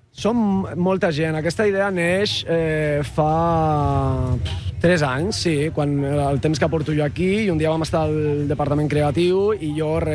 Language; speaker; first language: Catalan; non-native, local second language; Spanish